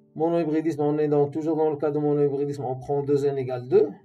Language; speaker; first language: French; non-native, local second language; Arabic